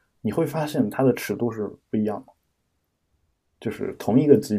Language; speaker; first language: Chinese; native; Chinese